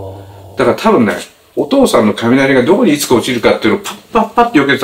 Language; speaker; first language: Japanese; native; Japanese